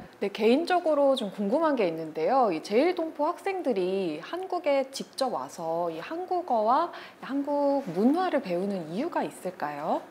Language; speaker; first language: Korean; native; Korean